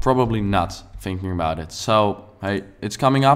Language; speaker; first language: English; non-native, fluent; Dutch